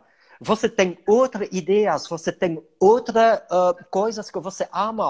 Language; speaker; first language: Portuguese; non-native, learner; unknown